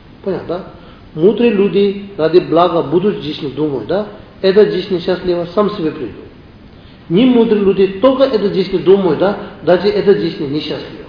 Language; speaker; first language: Russian; non-native, learner; Tibetan